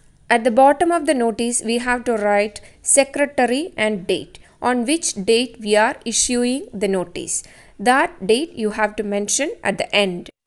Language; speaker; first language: English; non-native, local second language; Malayalam